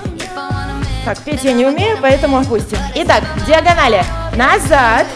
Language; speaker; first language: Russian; native; Russian